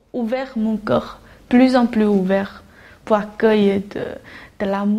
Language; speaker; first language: French; non-native, fluent; Chinese